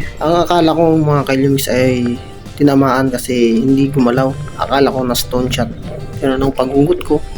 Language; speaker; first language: Filipino; non-native, local second language; Pangasinan